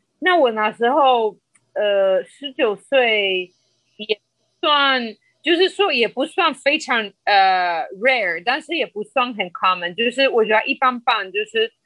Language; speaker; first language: Chinese; non-native, fluent; Spanish